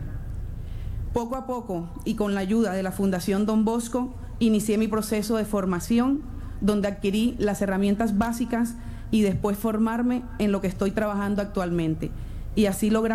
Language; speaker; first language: Spanish; native; Spanish